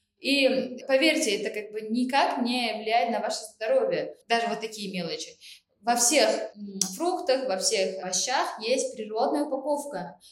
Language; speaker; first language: Russian; non-native, local second language; Uzbek